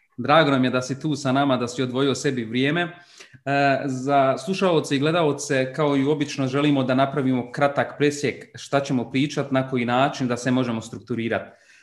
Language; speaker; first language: Croatian; early bilingual, heritage; Bosnian